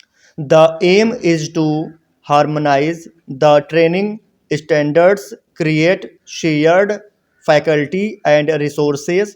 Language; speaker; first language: English; non-native, local second language; Hindi